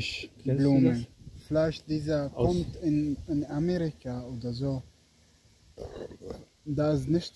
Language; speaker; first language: German; non-native, learner; Arabic